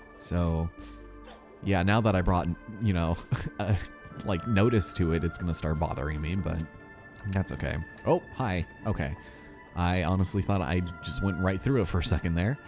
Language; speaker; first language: English; native; English